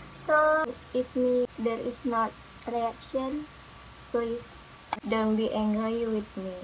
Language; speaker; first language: English; non-native, learner; Indonesian